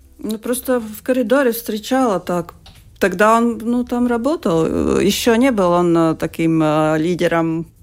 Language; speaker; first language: Russian; non-native, local second language; Latvian